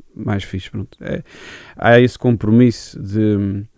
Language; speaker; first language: Portuguese; native; Portuguese